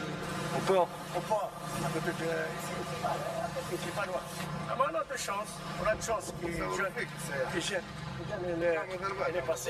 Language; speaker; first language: French; non-native, learner; Arabic